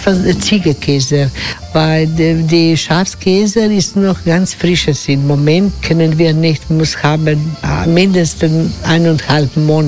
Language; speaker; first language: German; non-native, learner; Croatian